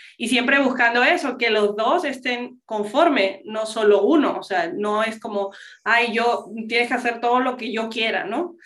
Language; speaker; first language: Spanish; non-native, local second language; English